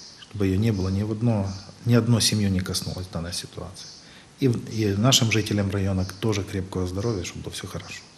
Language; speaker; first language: Russian; native; Russian